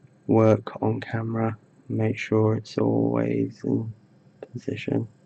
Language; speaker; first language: English; native; English